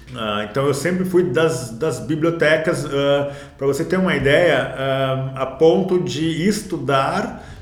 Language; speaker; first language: Portuguese; native; Portuguese